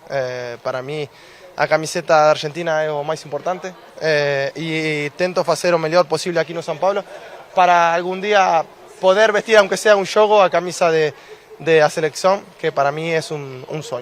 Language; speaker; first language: Portuguese; non-native, fluent; Spanish